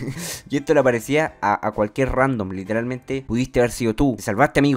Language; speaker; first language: Spanish; native; Spanish